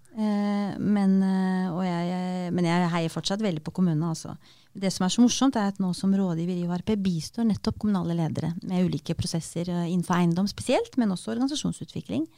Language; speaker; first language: Norwegian; early bilingual, other home language; Romanian